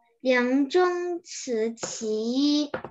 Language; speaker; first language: Chinese; early bilingual, heritage; Chinese